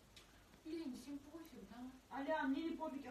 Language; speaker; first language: Russian; native; Russian